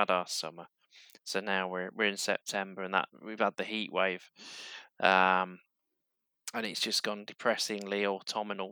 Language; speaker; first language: English; native; English